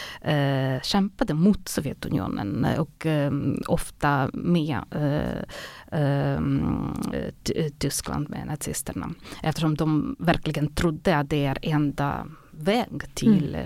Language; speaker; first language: Swedish; non-native, fluent; Ukrainian